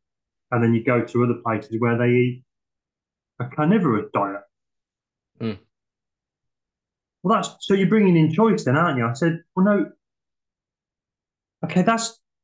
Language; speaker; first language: English; native; English